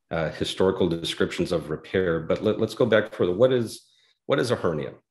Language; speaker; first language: English; native; English